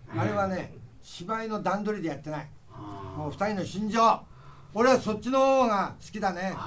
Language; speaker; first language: Japanese; native; Japanese